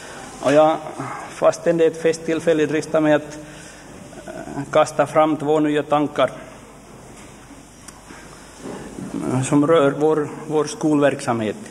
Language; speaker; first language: Swedish; native; Swedish